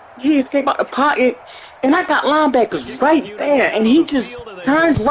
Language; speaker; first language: English; native; English